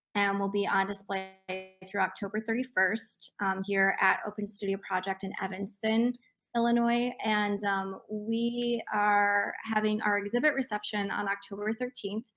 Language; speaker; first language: English; native; English